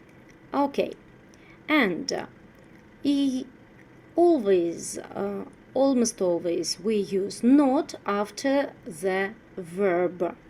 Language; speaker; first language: English; non-native, fluent; Russian